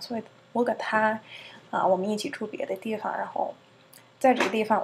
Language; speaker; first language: Chinese; non-native, learner; English